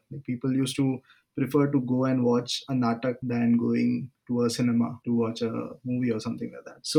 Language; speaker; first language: English; non-native, local second language; Marathi